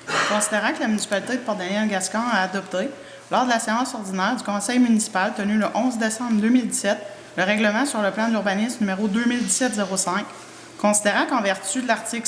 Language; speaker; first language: French; native; French